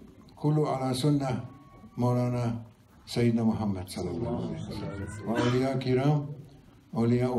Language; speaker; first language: Arabic; non-native, learner; German